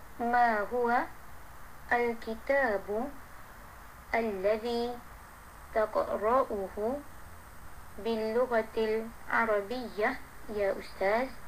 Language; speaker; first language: Arabic; non-native, learner; Malay